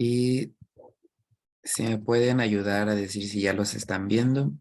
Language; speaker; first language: Spanish; native; Spanish